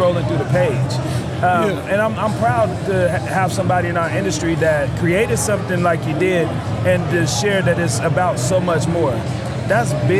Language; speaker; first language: English; native; English